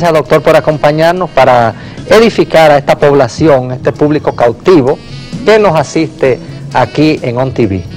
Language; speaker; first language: Spanish; native; Spanish